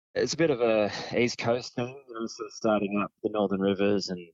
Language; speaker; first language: English; native; English